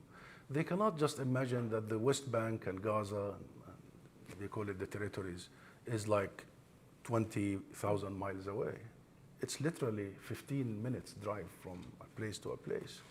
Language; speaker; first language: English; non-native, fluent; Arabic